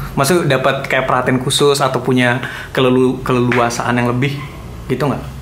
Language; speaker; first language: Indonesian; native; Indonesian